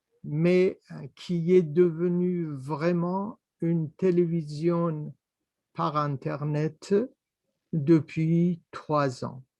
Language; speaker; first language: French; non-native, fluent; Persian